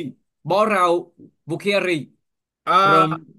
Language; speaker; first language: English; non-native, learner; Vietnamese